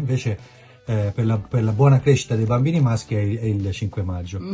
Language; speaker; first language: Italian; native; Italian